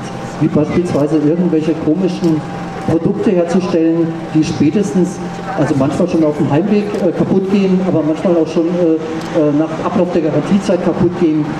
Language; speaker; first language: German; native; German